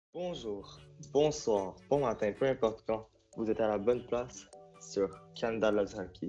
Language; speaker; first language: French; native; French